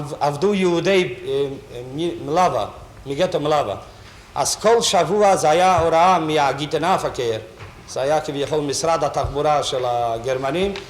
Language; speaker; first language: Hebrew; non-native, fluent; Yiddish